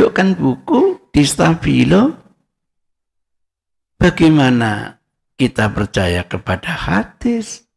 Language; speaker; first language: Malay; non-native, local second language; Javanese